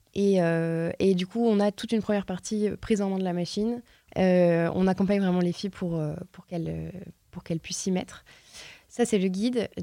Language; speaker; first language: French; native; French